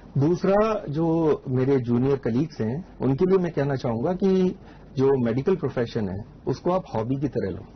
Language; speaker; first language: Hindi; native; Hindi